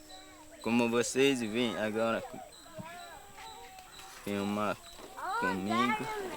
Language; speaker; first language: Portuguese; non-native, local second language; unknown